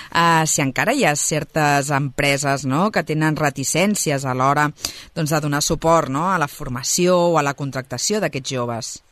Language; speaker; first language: Catalan; native; Catalan